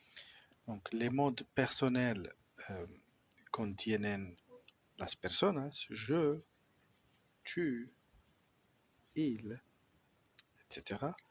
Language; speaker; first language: French; non-native, fluent; Spanish